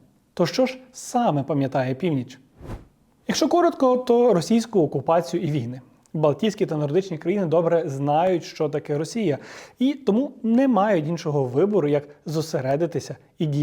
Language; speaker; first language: Ukrainian; native; Ukrainian